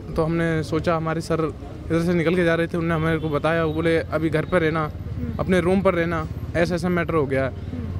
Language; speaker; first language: Hindi; native; Hindi